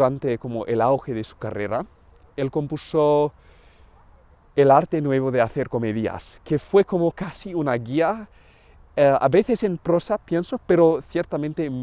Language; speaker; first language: Spanish; non-native, fluent; English